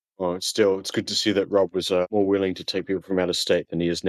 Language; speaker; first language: English; native; English